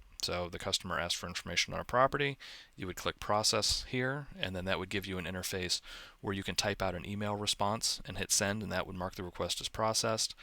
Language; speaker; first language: English; native; English